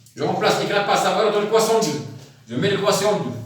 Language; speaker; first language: French; non-native, local second language; Arabic